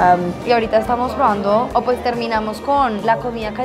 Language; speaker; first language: Spanish; native; Spanish